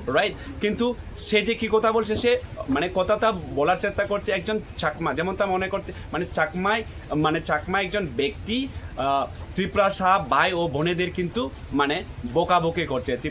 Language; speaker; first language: Bangla; non-native, local second language; Chakma